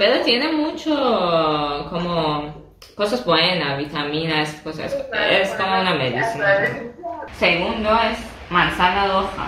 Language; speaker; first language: Spanish; non-native, learner; Persian